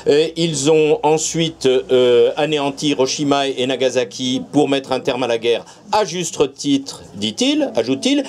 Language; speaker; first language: French; native; French